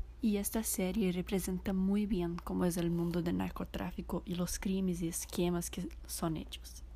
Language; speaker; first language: Spanish; non-native, fluent; Portuguese